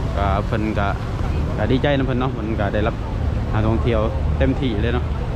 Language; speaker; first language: Thai; native; Thai